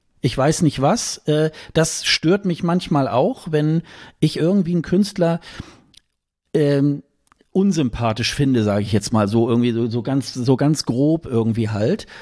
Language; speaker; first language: German; native; German